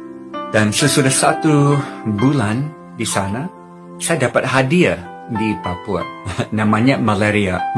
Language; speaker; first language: Indonesian; non-native, fluent; English